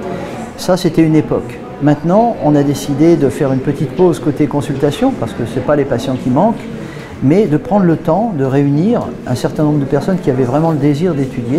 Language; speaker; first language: French; native; French